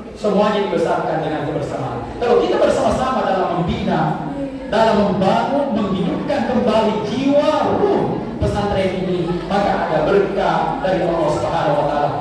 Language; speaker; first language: Indonesian; non-native, local second language; Buginese